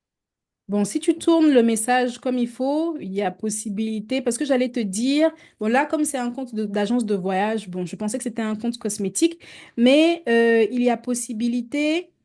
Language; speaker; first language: French; native; French